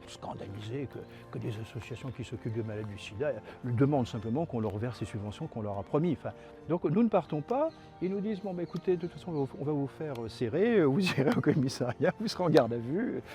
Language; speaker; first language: French; native; French